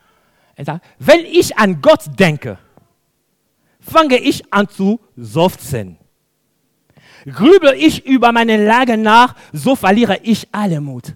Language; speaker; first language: German; non-native, fluent; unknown